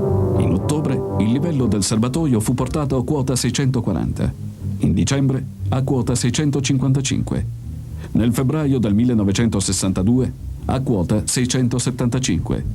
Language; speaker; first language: Italian; native; Italian